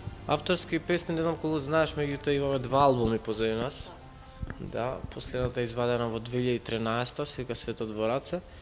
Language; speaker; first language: Macedonian; native; Macedonian